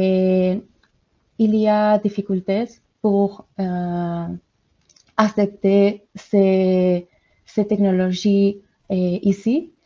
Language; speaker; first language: French; non-native, learner; Spanish